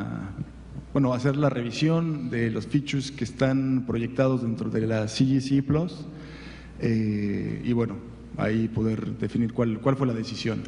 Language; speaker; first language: Spanish; native; Spanish